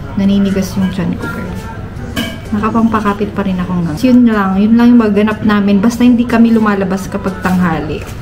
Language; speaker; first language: Filipino; native; Filipino